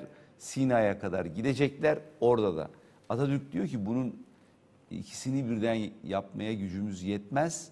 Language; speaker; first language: Turkish; native; Turkish